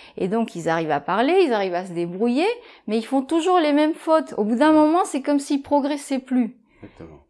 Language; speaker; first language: French; non-native, fluent; Japanese